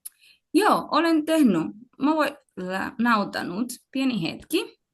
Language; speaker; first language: Finnish; non-native, learner; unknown